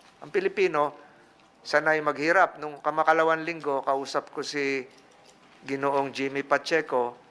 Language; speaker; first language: Filipino; native; Filipino